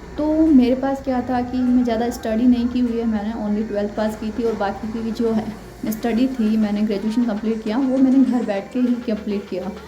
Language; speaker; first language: Hindi; non-native, local second language; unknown